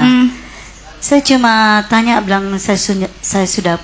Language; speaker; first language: Indonesian; non-native, local second language; Buginese